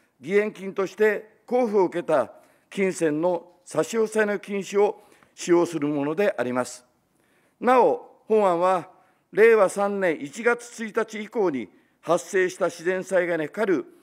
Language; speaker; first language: Japanese; native; Japanese